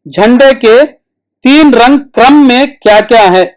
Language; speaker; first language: Hindi; non-native, local second language; Telugu